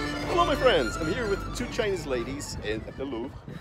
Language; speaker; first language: English; non-native, fluent; Portuguese